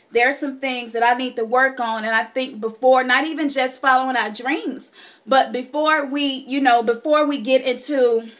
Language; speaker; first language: English; native; English